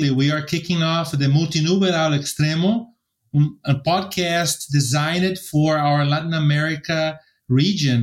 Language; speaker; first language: English; non-native, fluent; Portuguese